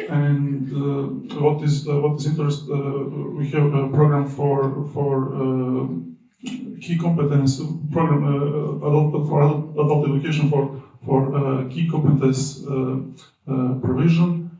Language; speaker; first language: English; non-native, learner; Serbian